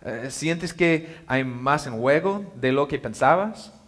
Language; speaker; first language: Spanish; non-native, learner; English